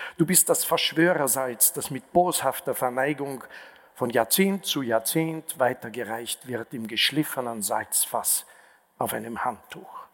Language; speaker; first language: German; native; German